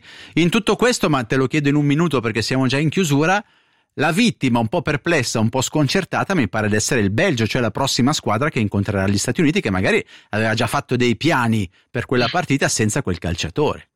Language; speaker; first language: Italian; native; Italian